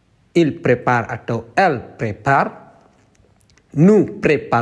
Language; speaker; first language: French; non-native, fluent; Indonesian